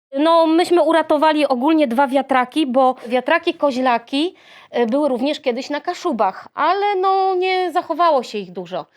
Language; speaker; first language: Polish; native; Polish